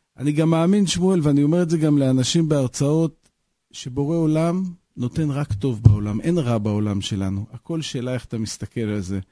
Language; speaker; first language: Hebrew; native; Hebrew